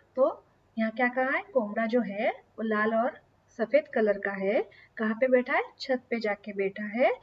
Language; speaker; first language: Hindi; non-native, local second language; Marathi